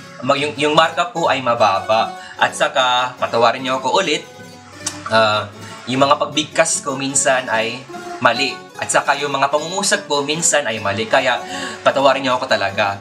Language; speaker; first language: Filipino; non-native, local second language; Waray